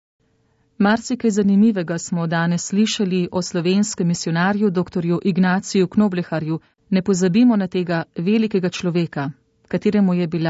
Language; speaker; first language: Slovenian; native; Slovenian